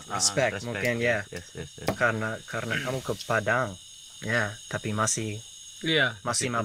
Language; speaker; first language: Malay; non-native, learner; English